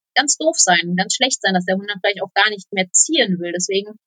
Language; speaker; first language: German; non-native, fluent; Polish